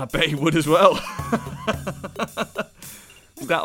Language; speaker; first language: English; native; English